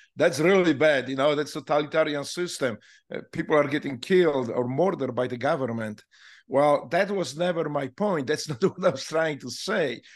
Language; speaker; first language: English; non-native, fluent; Polish